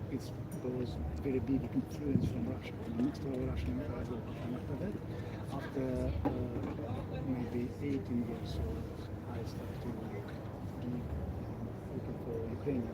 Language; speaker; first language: English; non-native, learner; Ukrainian